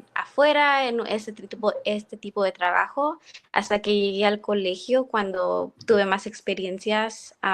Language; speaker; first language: Spanish; early bilingual, heritage; Spanish